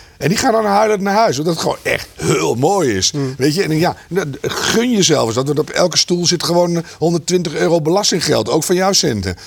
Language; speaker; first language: Dutch; native; Dutch